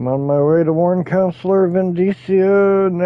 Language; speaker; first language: English; native; English